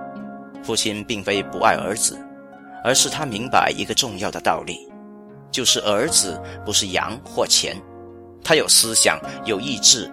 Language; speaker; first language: Chinese; native; Chinese